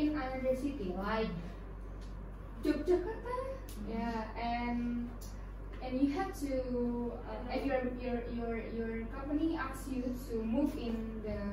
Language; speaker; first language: English; non-native, learner; Indonesian